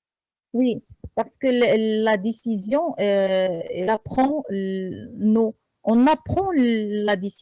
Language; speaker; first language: French; non-native, learner; Arabic